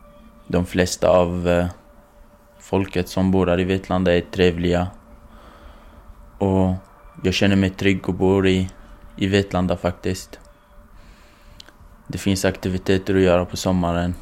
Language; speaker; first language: Swedish; non-native, fluent; Kurdish